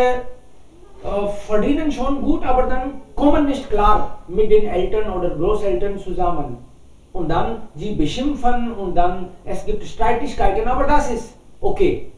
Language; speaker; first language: German; non-native, learner; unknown